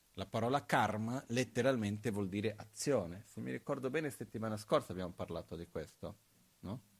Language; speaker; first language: Italian; non-native, fluent; Portuguese